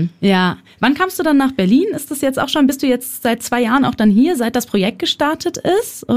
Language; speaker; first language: German; native; German